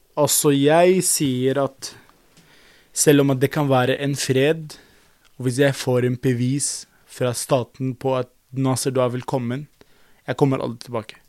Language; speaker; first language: Norwegian; non-native, fluent; Arabic